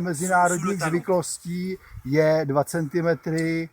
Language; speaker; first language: Czech; native; Czech